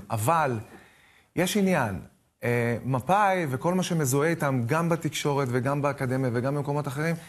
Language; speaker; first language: Hebrew; native; Hebrew